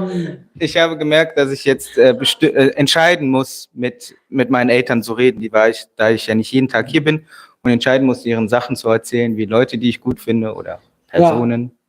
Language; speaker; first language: German; native; German